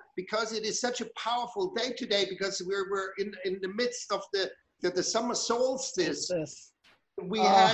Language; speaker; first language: English; non-native, fluent; German